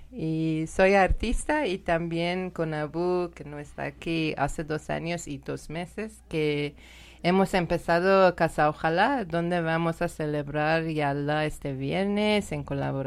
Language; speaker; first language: Spanish; non-native, learner; Persian